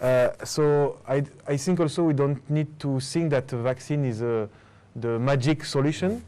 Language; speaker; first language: English; non-native, fluent; French